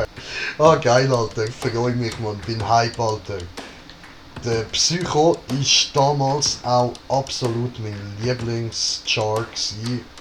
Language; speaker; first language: German; native; German